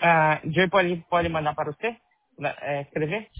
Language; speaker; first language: Spanish; non-native, learner; Portuguese